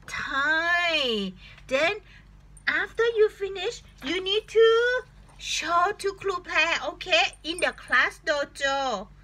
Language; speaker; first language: English; non-native, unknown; Thai